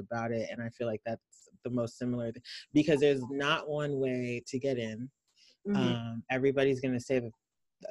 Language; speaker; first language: English; native; English